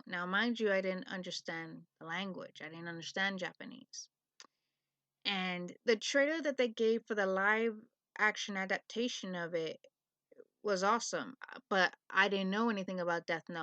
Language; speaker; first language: English; native; English